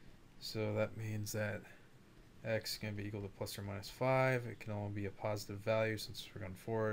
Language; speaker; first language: English; native; English